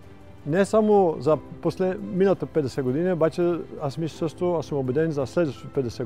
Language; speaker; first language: Bulgarian; non-native, fluent; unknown